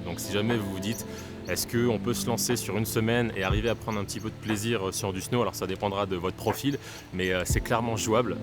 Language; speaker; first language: French; native; French